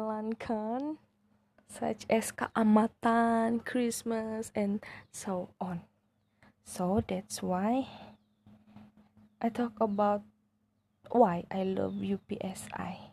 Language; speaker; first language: English; non-native, local second language; Malay